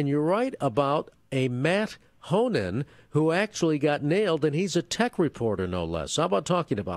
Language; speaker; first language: English; native; English